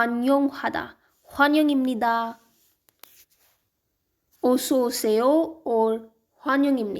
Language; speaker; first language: Korean; non-native, learner; Hindi